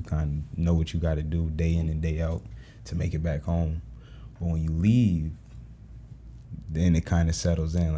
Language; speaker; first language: English; native; English